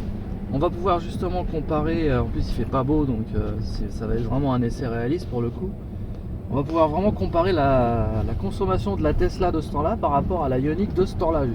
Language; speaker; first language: French; native; French